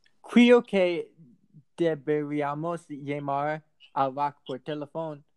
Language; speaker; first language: Spanish; non-native, learner; English